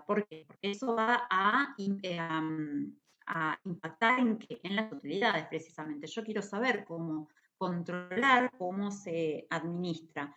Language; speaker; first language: Spanish; native; Spanish